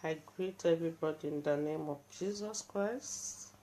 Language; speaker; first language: English; non-native, local second language; Yoruba